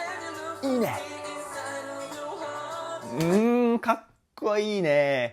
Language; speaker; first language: Japanese; native; Japanese